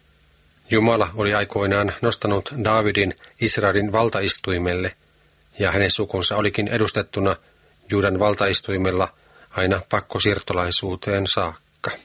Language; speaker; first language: Finnish; native; Finnish